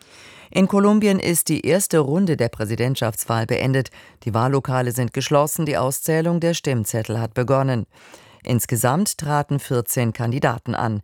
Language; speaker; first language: German; native; German